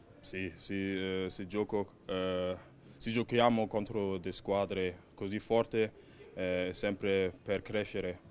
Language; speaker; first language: Italian; non-native, learner; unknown